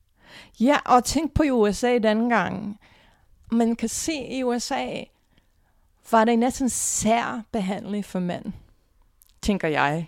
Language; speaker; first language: Danish; non-native, fluent; English